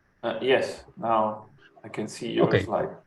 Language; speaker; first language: English; non-native, fluent; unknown